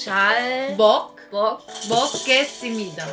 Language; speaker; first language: Korean; non-native, learner; German